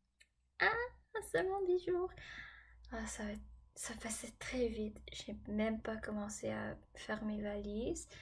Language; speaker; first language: French; non-native, fluent; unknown